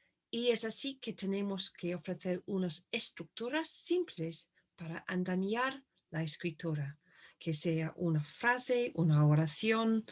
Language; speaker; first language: Spanish; non-native, fluent; English